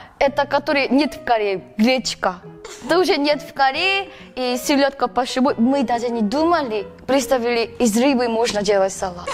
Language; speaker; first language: Russian; non-native, learner; Korean